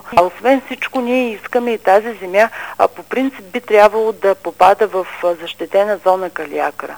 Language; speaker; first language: Bulgarian; native; Bulgarian